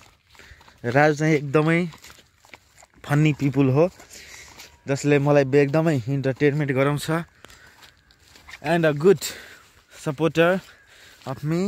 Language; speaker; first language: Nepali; non-native, local second language; Maithili